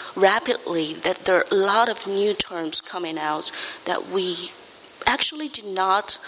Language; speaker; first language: English; non-native, fluent; Chinese